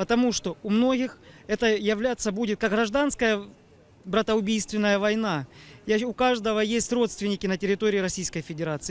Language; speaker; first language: Russian; native; Russian